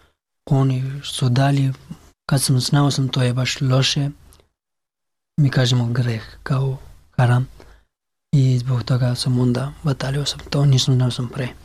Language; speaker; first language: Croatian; non-native, learner; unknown